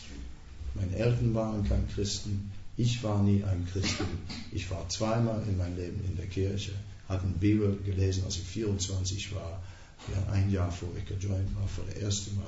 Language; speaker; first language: German; non-native, fluent; Dutch